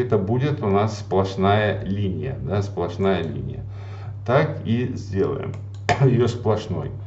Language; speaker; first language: Russian; native; Russian